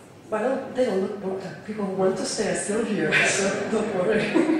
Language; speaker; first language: English; non-native, fluent; Italian